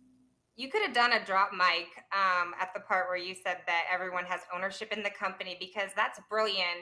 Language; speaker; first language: English; native; English